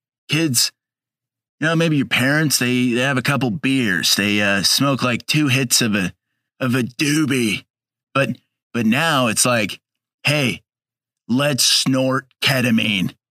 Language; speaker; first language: English; native; English